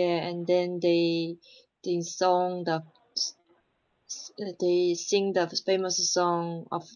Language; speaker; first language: English; non-native, learner; Chinese